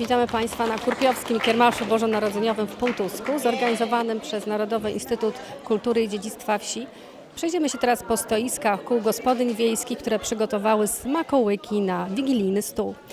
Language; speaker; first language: Polish; native; Polish